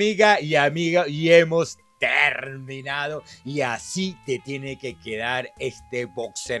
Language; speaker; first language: Spanish; native; Spanish